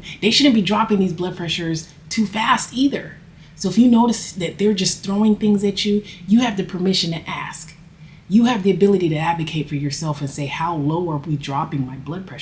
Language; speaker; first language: English; native; English